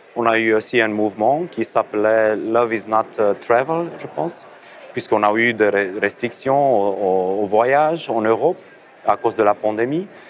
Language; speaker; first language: French; non-native, fluent; Romanian